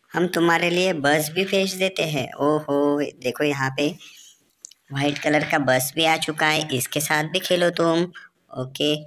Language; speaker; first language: Hindi; native; Hindi